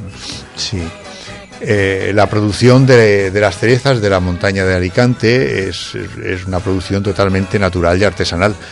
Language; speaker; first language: Spanish; native; Spanish